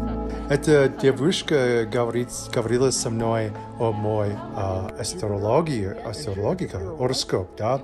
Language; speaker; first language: Russian; non-native, learner; English